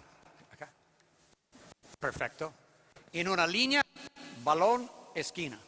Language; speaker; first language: Spanish; non-native, learner; English